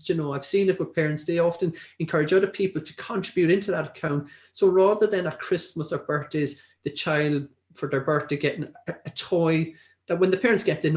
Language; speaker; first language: English; native; English